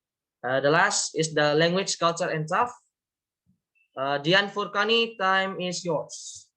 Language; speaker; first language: English; non-native, learner; Indonesian